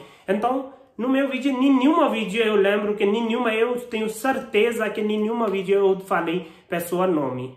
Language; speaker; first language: Portuguese; non-native, learner; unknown